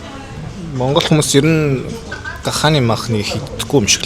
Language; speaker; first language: Mongolian; non-native, fluent; Korean